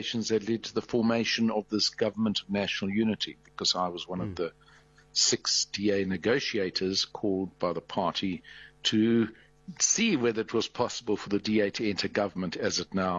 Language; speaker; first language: English; native; English